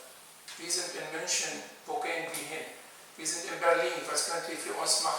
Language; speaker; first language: German; non-native, fluent; Arabic